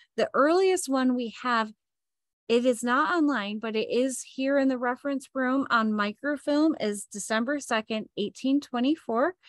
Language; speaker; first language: English; native; English